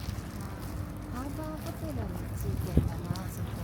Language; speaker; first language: Japanese; native; Japanese